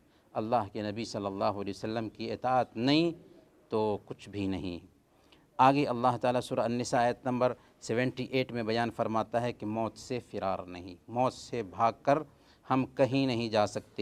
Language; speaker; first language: Urdu; native; Urdu